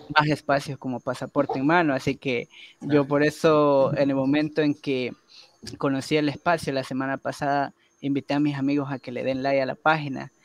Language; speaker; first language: Spanish; native; Spanish